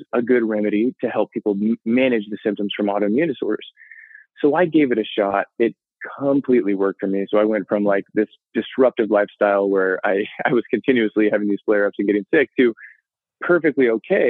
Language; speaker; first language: English; native; English